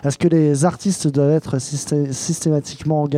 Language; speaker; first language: French; native; French